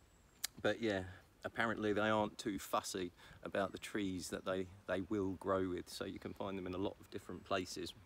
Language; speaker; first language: English; native; English